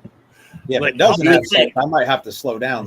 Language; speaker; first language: English; native; English